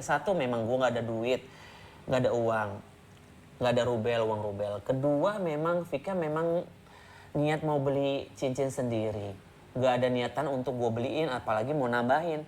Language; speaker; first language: Indonesian; native; Indonesian